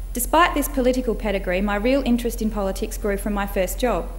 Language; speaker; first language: English; native; English